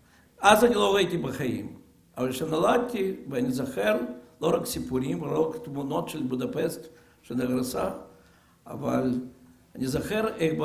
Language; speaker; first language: Hebrew; non-native, fluent; Russian